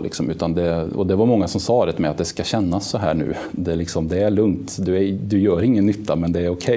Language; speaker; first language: Swedish; native; Swedish